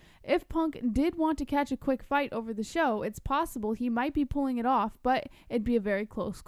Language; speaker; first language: English; native; English